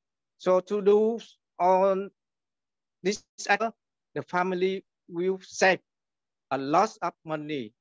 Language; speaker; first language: English; non-native, learner; Vietnamese